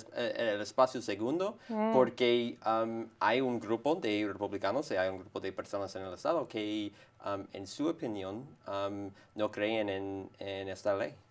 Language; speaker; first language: Spanish; non-native, fluent; English